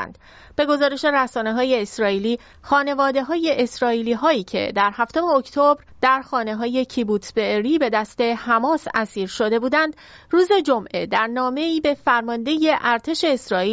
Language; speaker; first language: Persian; native; Persian